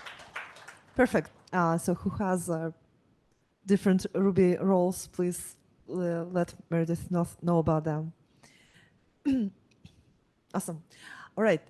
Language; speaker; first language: English; non-native, fluent; Russian